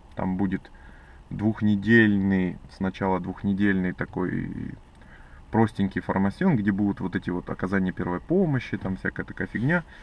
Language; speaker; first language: Russian; native; Russian